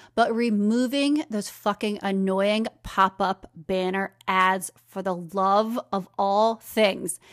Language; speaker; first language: English; native; English